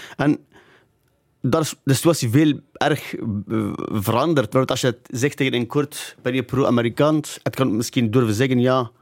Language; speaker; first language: Dutch; non-native, fluent; Kurdish